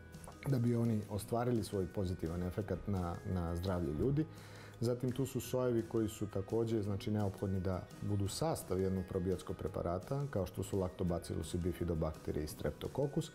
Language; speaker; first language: Serbian; native; Serbian